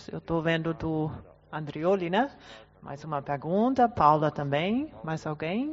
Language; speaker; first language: Portuguese; non-native, fluent; German